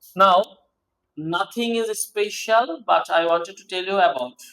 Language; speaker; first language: English; non-native, local second language; Bangla